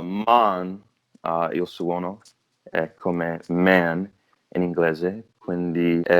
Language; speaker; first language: Italian; non-native, learner; English